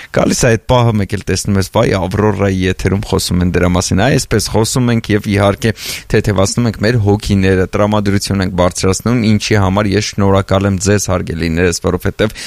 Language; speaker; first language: Armenian; native; Armenian